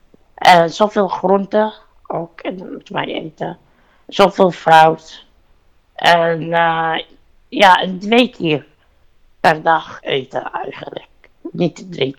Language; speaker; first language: Dutch; non-native, learner; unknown